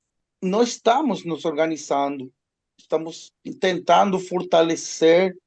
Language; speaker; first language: Portuguese; non-native, learner; Spanish